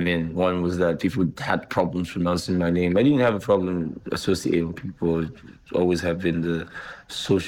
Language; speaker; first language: English; non-native, local second language; Igbo